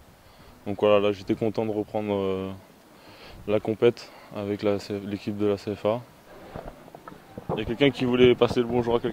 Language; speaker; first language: French; native; French